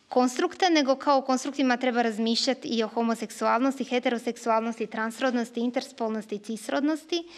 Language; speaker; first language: Croatian; native; Croatian